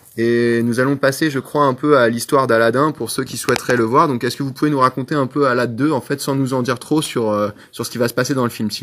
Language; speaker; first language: French; native; French